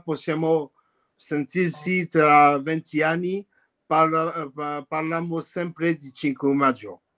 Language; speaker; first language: Italian; non-native, fluent; French